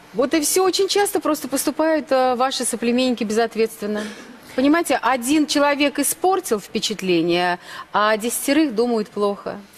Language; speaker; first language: Russian; native; Russian